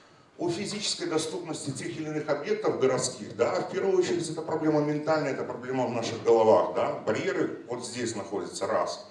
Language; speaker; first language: Russian; native; Russian